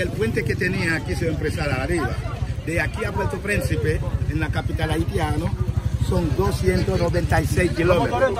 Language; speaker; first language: Spanish; non-native, fluent; Haitian Creole